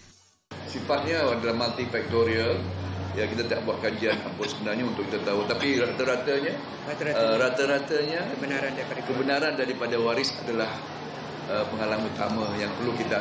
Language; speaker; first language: Malay; native; Malay